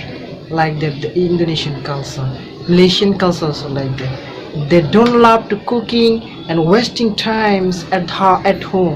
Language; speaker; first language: English; non-native, learner; Bangla